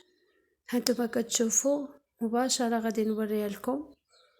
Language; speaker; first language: Arabic; native; Arabic